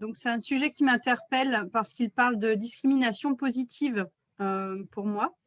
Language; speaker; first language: French; native; French